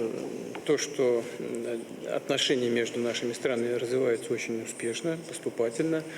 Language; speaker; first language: Russian; native; Russian